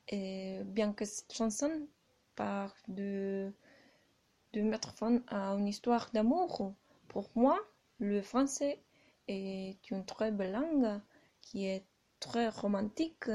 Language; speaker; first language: French; non-native, learner; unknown